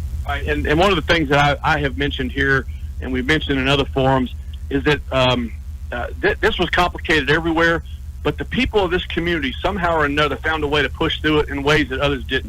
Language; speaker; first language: English; native; English